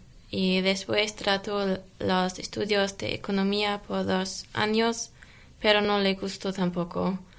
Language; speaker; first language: Spanish; non-native, learner; German